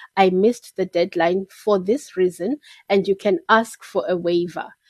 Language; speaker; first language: English; non-native, local second language; Xhosa